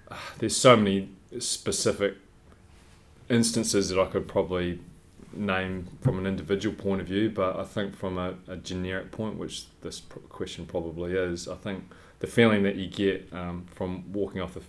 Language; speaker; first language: English; native; English